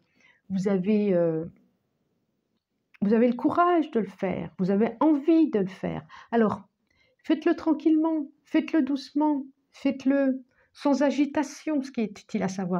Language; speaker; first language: French; native; French